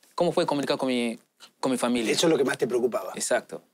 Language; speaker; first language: Spanish; non-native, learner; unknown